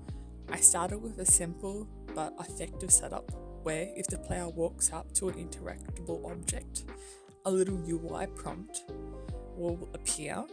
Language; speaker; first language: English; native; English